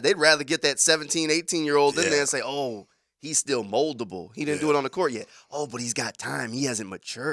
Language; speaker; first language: English; native; English